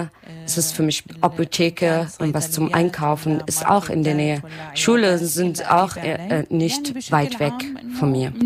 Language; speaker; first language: German; non-native, learner; Arabic